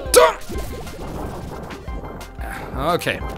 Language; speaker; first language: German; native; German